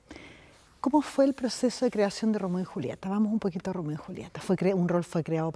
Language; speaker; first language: Spanish; native; Spanish